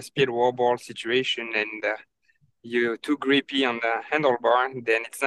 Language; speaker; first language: English; non-native, fluent; French